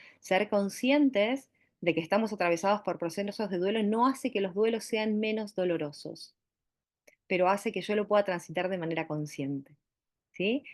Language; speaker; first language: Spanish; native; Spanish